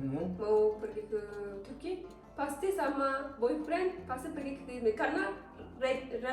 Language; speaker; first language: Indonesian; non-native, learner; Turkish